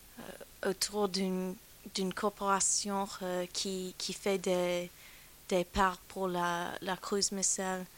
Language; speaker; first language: French; non-native, fluent; English